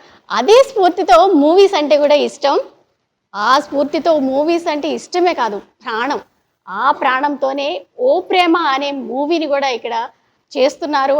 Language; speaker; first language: Telugu; native; Telugu